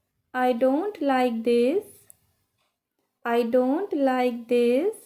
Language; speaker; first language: English; non-native, local second language; Hindi